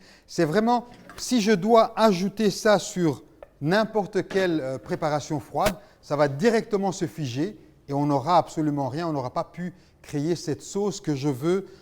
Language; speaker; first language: French; native; French